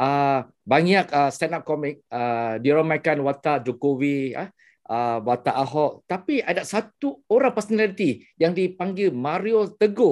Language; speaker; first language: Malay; non-native, local second language; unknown